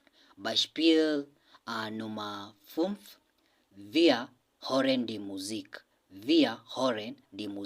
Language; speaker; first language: German; non-native, fluent; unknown